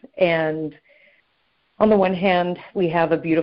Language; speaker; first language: English; native; English